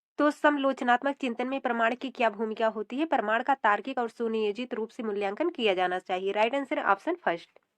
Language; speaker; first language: Hindi; native; Hindi